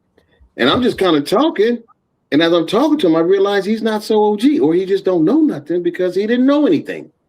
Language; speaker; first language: English; native; English